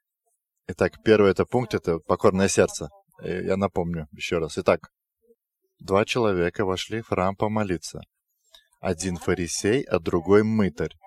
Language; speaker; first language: Russian; non-native, fluent; Lithuanian